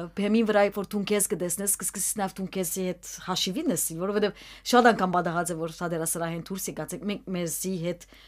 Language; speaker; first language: Armenian; early bilingual, heritage; Armenian